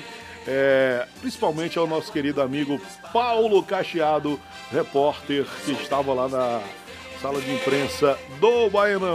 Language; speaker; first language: Portuguese; native; Portuguese